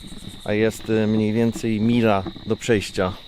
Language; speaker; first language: Polish; native; Polish